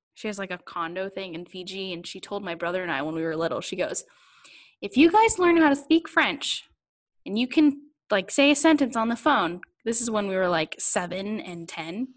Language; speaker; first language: English; native; English